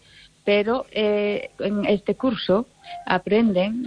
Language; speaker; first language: Spanish; non-native, learner; Japanese